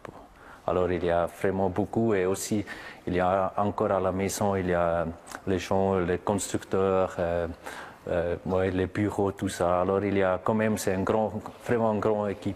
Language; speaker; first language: French; non-native, local second language; German